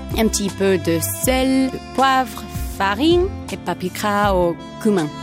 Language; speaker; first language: French; non-native, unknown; Spanish